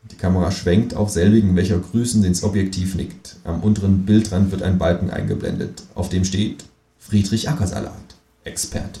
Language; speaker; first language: German; native; German